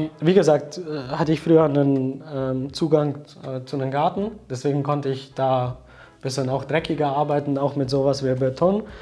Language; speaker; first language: German; non-native, fluent; Slovenian